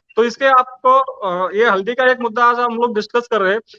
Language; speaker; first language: Hindi; non-native, local second language; Marathi